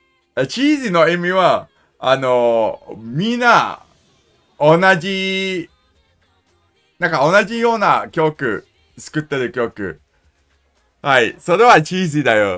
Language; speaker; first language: Japanese; non-native, learner; English